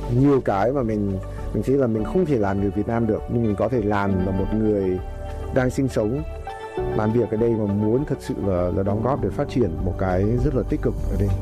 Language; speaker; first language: Vietnamese; non-native, fluent; English